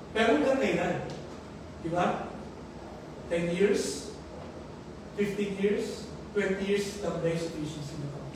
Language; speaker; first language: Filipino; native; Filipino